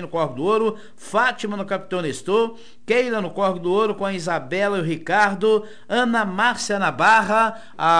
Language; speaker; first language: Portuguese; native; Portuguese